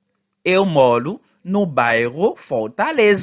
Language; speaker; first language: Portuguese; non-native, fluent; Haitian Creole